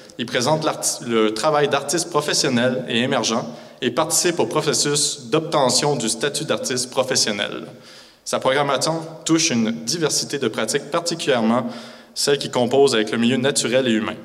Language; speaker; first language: French; native; French